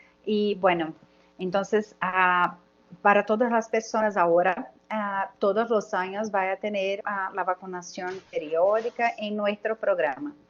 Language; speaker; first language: Spanish; non-native, learner; Portuguese